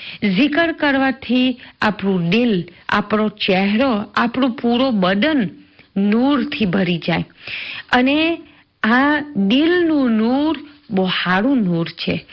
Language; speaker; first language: Gujarati; early bilingual, heritage; Gujarati